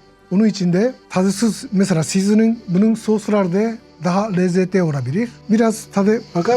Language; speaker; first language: Turkish; non-native, learner; Japanese